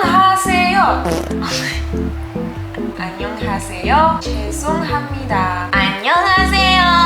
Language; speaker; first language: Korean; non-native, learner; English